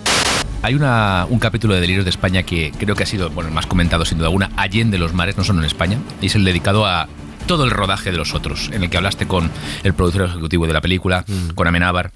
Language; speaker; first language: Spanish; native; Spanish